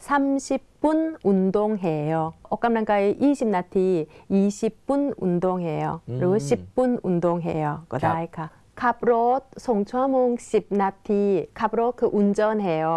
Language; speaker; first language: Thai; non-native, fluent; Korean